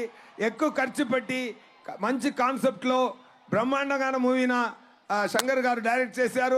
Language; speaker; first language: Telugu; non-native, local second language; Tamil